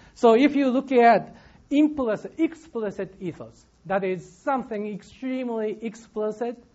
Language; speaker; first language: English; non-native, fluent; Japanese